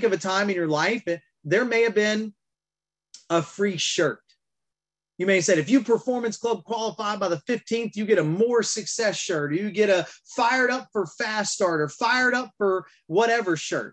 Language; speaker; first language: English; native; English